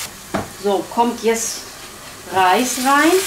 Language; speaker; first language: German; non-native, local second language; Kurdish